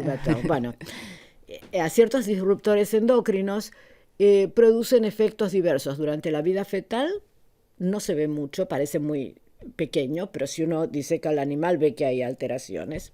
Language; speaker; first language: Spanish; native; Spanish